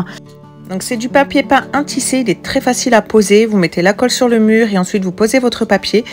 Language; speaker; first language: French; native; French